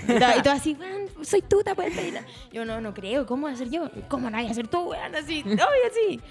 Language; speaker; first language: Spanish; native; Spanish